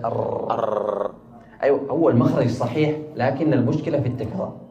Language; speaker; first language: Arabic; native; Arabic